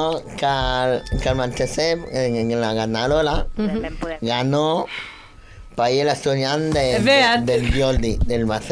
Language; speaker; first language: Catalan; non-native, local second language; Spanish